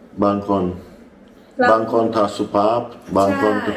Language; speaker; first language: Thai; non-native, learner; English